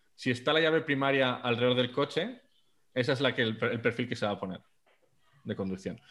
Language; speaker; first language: Spanish; native; Spanish